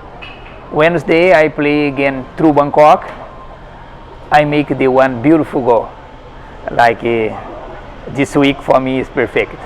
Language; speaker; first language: English; non-native, learner; Portuguese